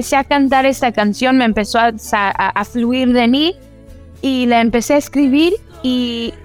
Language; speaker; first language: Spanish; early bilingual, heritage; Spanish